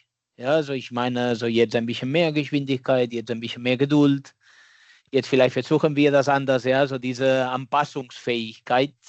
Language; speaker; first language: German; non-native, fluent; Catalan